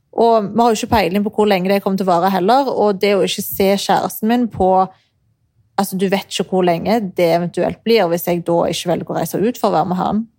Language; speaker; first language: Norwegian; early bilingual, other home language; Arabic